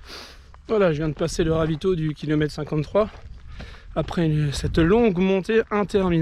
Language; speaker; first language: French; native; French